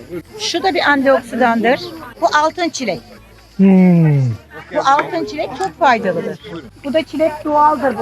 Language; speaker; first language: Turkish; native; Turkish